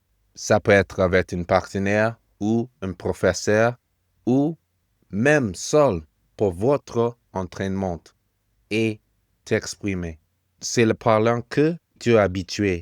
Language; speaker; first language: French; non-native, fluent; English